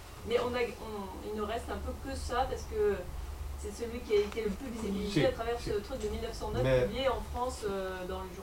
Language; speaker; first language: French; native; French